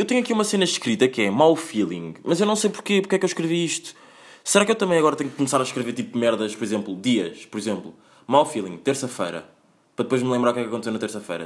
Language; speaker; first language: Portuguese; native; Portuguese